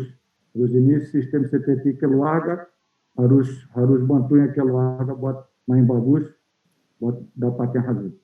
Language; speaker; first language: Indonesian; non-native, fluent; Portuguese